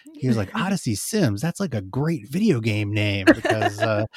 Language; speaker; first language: English; native; English